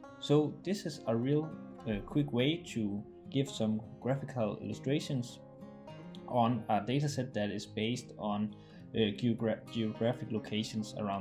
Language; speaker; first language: English; non-native, fluent; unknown